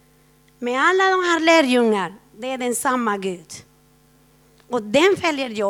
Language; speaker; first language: Swedish; non-native, fluent; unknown